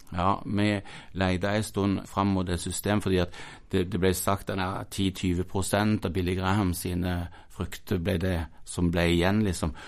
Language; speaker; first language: Norwegian; native; Norwegian